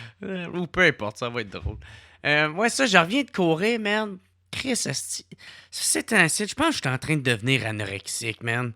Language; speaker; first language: French; native; French